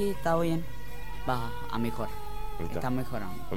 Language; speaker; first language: Spanish; non-native, learner; Arabic